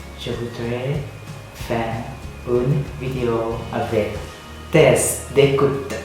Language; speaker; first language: French; non-native, learner; Thai